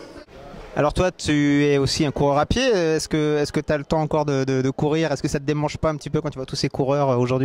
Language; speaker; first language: French; native; French